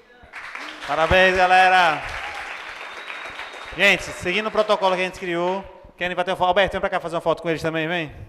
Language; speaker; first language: Portuguese; native; Portuguese